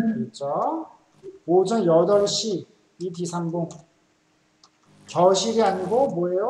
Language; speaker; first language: Korean; native; Korean